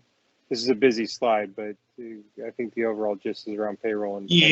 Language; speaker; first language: English; native; English